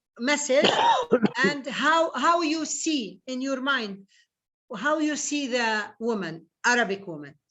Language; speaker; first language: English; non-native, learner; Arabic